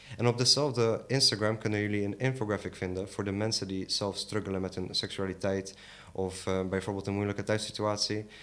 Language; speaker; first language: Dutch; early bilingual, other home language; Polish